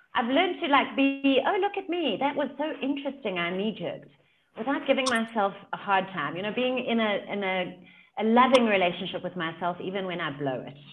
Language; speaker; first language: English; native; English